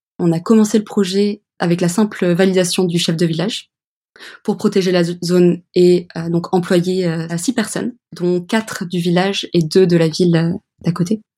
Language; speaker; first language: French; early bilingual, other home language; English